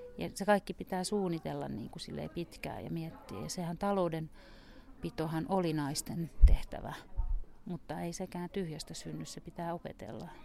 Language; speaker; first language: Finnish; native; Finnish